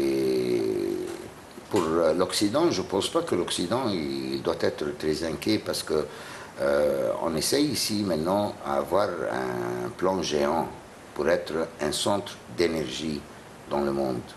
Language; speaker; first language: French; non-native, fluent; Arabic